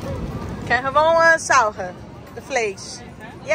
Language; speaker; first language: Portuguese; native; Portuguese